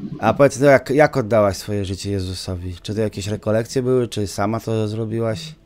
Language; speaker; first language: Polish; native; Polish